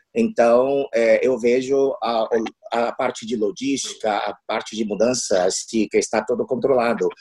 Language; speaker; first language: Portuguese; non-native, fluent; Chinese